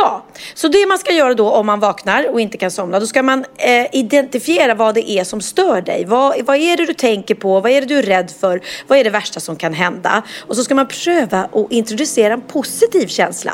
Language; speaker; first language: Swedish; native; Swedish